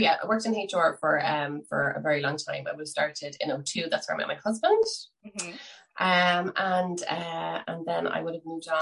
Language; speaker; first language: English; native; English